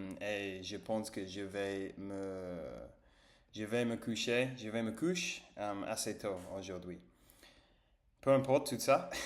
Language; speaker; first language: French; non-native, learner; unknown